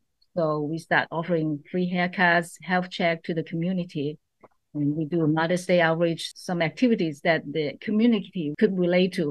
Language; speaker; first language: English; non-native, local second language; Cantonese